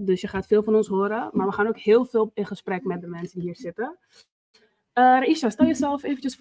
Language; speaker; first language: Dutch; native; Dutch